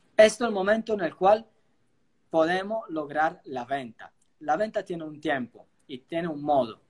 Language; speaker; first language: Spanish; non-native, fluent; Italian